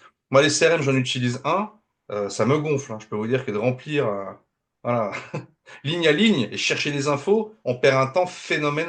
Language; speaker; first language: French; native; French